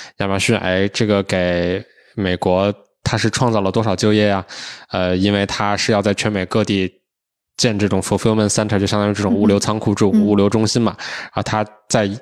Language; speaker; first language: Chinese; native; Chinese